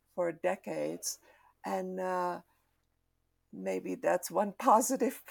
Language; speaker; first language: English; non-native, fluent; Czech